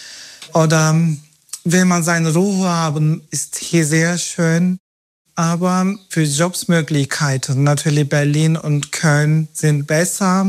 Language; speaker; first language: German; non-native, learner; Turkish